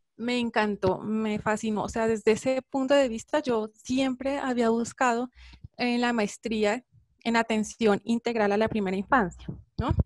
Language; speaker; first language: Spanish; native; Spanish